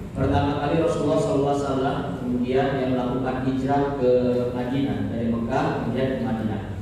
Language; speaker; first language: Indonesian; native; Indonesian